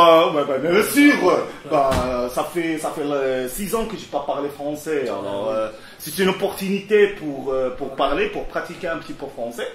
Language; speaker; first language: French; non-native, local second language; Arabic